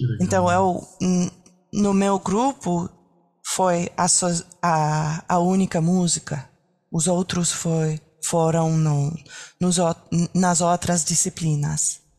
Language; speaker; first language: Portuguese; non-native, learner; French